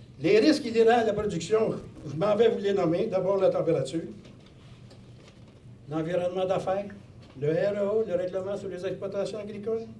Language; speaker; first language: French; native; French